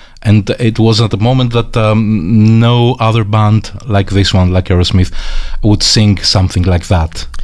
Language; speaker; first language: English; non-native, fluent; Greek